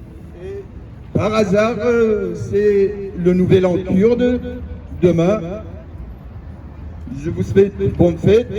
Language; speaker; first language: French; non-native, learner; Kurdish